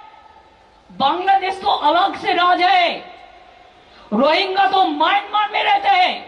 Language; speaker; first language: Hindi; non-native, local second language; Bangla